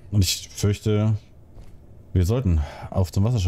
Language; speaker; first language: German; native; German